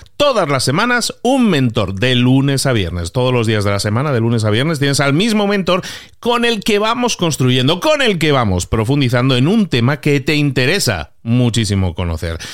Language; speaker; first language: Spanish; native; Spanish